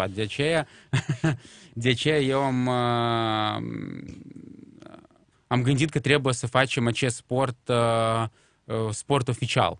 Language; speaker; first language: Romanian; non-native, local second language; Russian